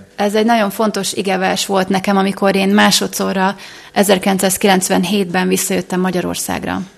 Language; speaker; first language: Hungarian; native; Hungarian